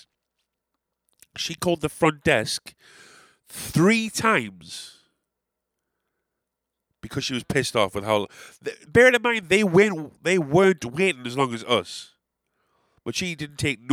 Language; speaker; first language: English; native; English